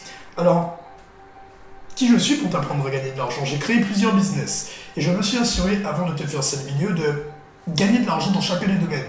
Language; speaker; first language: French; native; French